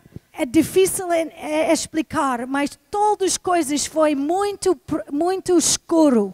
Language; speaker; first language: Portuguese; non-native, fluent; English